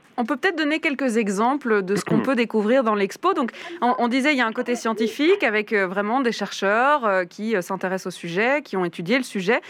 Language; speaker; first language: French; native; French